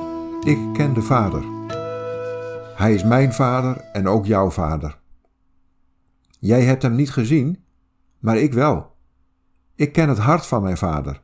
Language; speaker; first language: Dutch; native; Dutch